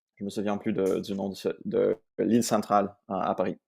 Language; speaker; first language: French; non-native, fluent; English